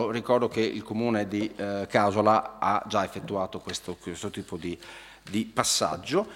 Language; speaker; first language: Italian; native; Italian